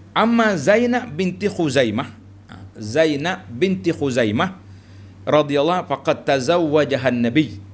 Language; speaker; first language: Malay; native; Malay